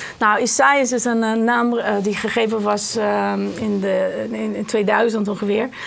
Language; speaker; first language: Dutch; non-native, fluent; Portuguese